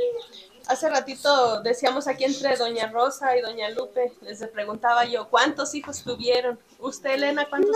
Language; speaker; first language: Spanish; native; Spanish